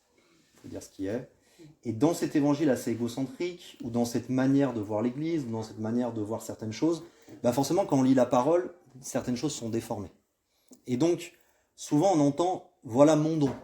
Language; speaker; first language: French; native; French